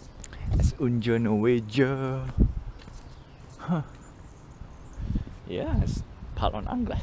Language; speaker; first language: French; non-native, learner; English